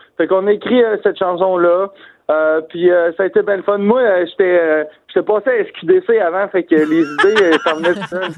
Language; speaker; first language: French; native; French